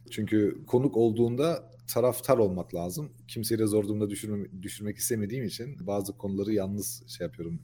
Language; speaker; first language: Turkish; early bilingual, heritage; Turkish